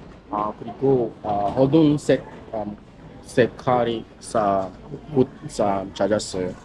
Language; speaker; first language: Korean; non-native, learner; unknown